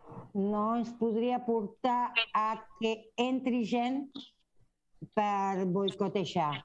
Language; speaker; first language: Catalan; early bilingual, heritage; Spanish